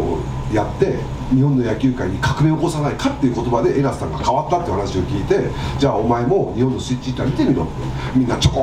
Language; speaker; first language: Japanese; native; Japanese